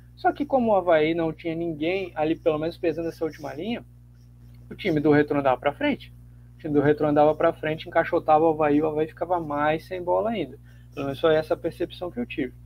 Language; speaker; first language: Portuguese; native; Portuguese